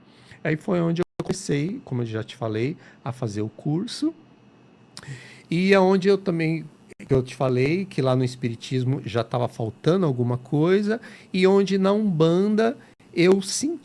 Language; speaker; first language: Portuguese; native; Portuguese